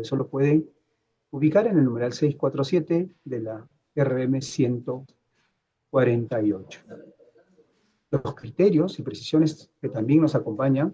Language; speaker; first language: Spanish; native; Spanish